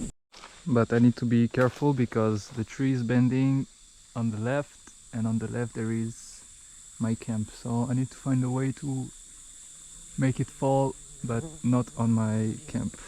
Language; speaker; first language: English; non-native, fluent; French